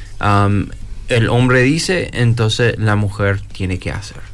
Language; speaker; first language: Spanish; non-native, fluent; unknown